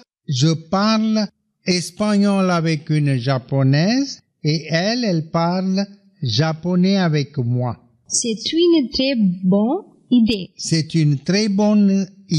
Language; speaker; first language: French; non-native, fluent; Tamil